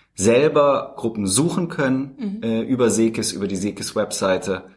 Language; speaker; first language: German; native; German